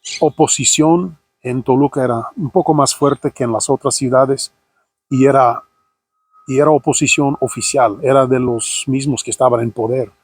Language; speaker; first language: Spanish; non-native, fluent; English